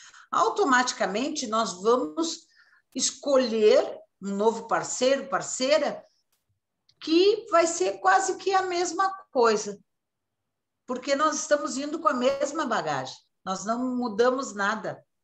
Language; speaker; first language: Portuguese; native; Portuguese